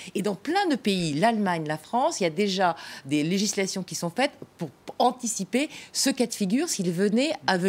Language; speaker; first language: French; native; French